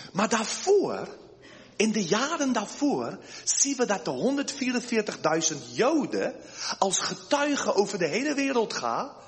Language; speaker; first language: Dutch; early bilingual, heritage; Dutch